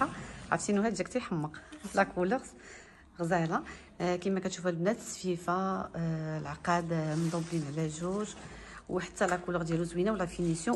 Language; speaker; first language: Arabic; native; Arabic